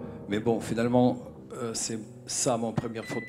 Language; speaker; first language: French; non-native, fluent; Russian